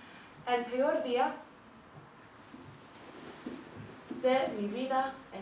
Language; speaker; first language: Spanish; non-native, fluent; English